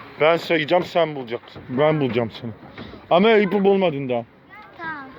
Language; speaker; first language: Turkish; native; Turkish